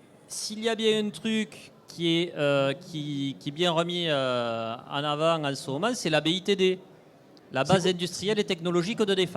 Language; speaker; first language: French; native; French